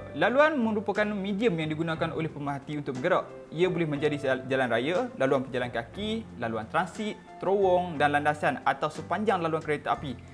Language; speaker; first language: Malay; native; Malay